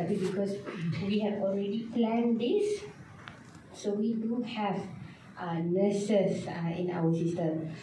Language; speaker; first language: English; non-native, local second language; Malay